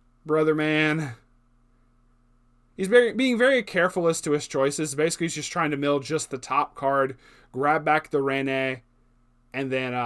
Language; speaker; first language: English; native; English